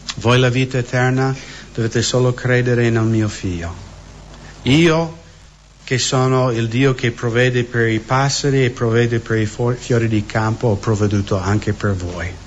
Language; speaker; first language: Italian; non-native, fluent; English